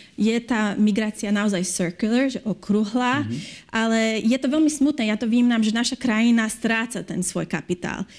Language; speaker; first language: Slovak; early bilingual, heritage; Slovak